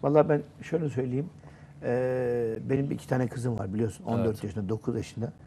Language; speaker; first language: Turkish; native; Turkish